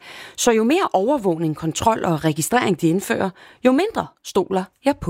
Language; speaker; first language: Danish; native; Danish